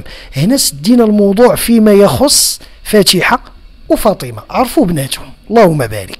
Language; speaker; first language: Arabic; native; Arabic